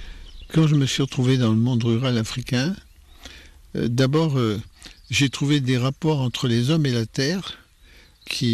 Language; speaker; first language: French; native; French